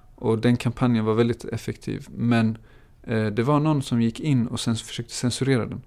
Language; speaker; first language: Swedish; native; Swedish